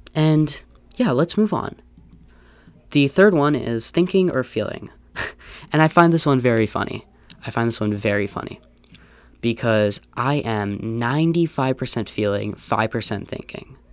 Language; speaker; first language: English; native; English